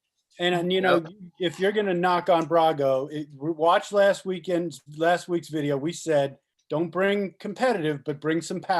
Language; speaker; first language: English; native; English